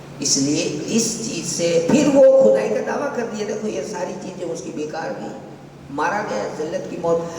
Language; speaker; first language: Urdu; non-native, local second language; Gujarati